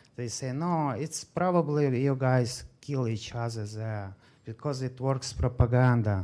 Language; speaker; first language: English; non-native, learner; Ukrainian